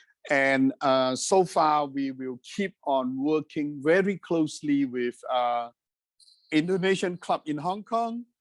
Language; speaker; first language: English; non-native, fluent; Cantonese